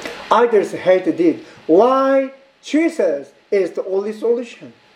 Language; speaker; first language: English; non-native, learner; Korean